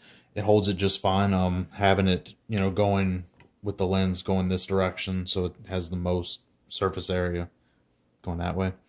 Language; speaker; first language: English; native; English